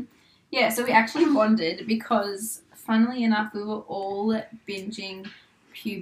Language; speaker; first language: English; native; English